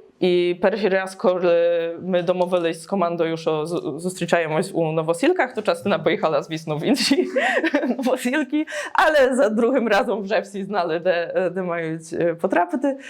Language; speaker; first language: Polish; non-native, learner; Ukrainian